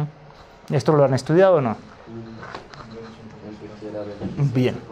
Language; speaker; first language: Spanish; native; Spanish